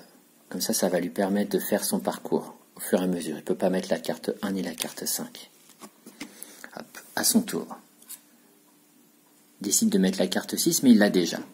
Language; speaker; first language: French; native; French